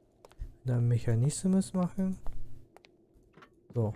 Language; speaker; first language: German; non-native, learner; Japanese